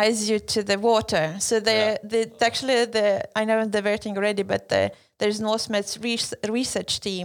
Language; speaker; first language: English; non-native, fluent; Lithuanian